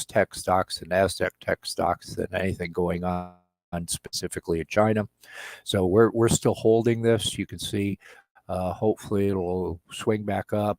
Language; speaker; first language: English; native; English